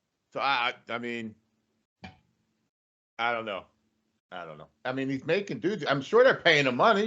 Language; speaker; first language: English; native; English